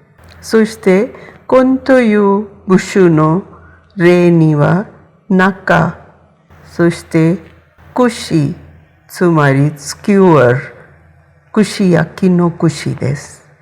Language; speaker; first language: Japanese; non-native, fluent; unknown